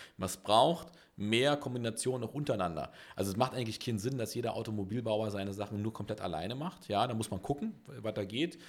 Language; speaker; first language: German; native; German